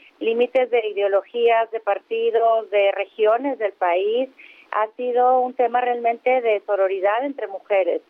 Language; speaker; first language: Spanish; native; Spanish